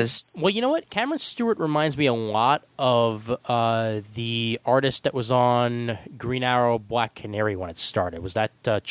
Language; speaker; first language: English; native; English